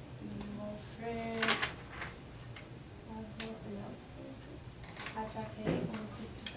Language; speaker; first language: French; non-native, learner; English